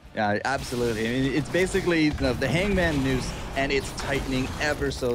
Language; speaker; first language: English; native; English